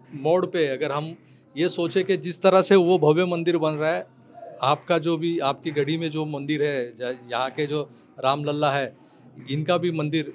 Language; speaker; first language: Hindi; non-native, local second language; Marathi